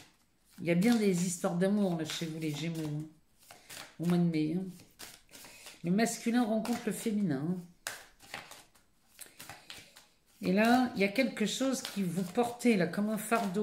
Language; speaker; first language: French; native; French